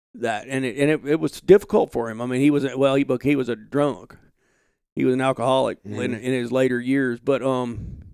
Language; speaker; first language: English; native; English